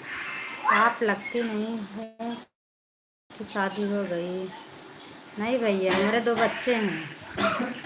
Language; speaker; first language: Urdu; non-native, local second language; Awadhi